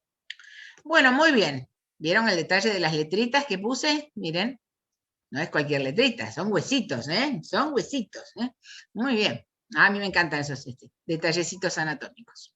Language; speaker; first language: Spanish; native; Spanish